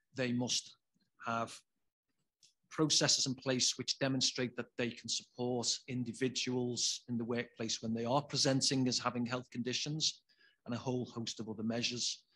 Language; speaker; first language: English; native; English